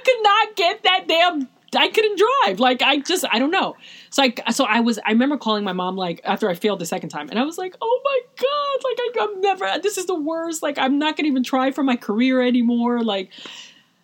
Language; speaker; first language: English; native; English